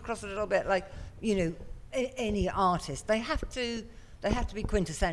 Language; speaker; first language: English; native; English